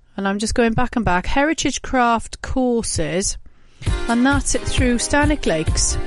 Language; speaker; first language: English; native; English